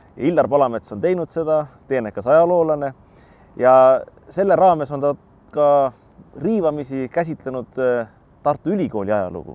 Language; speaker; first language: Estonian; native; Estonian